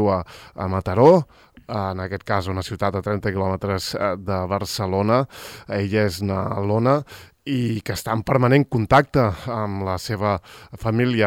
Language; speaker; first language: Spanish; non-native, local second language; Catalan